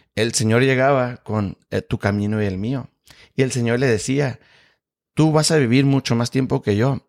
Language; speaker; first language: Spanish; early bilingual, heritage; Spanish